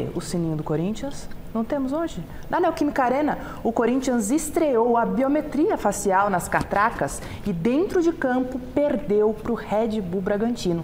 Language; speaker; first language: Portuguese; native; Portuguese